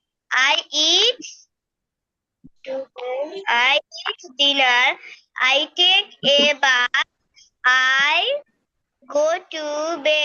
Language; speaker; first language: English; non-native, learner; Bangla